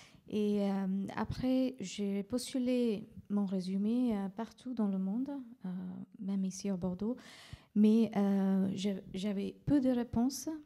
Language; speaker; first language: French; non-native, fluent; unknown